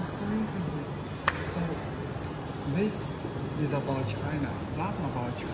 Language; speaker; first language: English; non-native, learner; Chinese